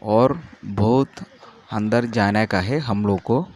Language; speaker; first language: Hindi; non-native, local second language; Malayalam